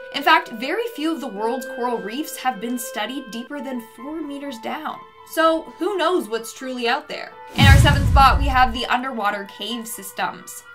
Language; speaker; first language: English; native; English